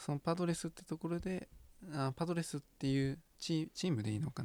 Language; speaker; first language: Japanese; native; Japanese